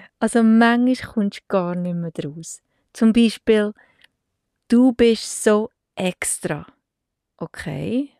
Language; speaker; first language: German; native; German